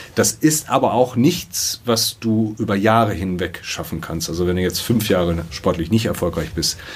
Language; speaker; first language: German; native; German